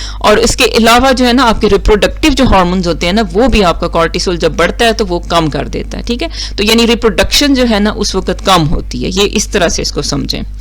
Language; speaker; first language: Urdu; non-native, local second language; Punjabi